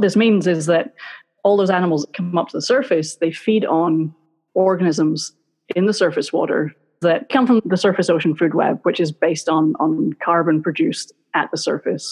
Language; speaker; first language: English; native; English